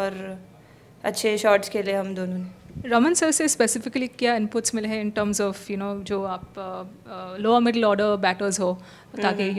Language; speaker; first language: Hindi; native; Hindi